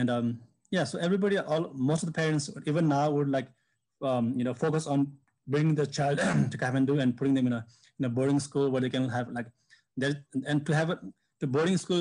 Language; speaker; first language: English; non-native, local second language; Sherpa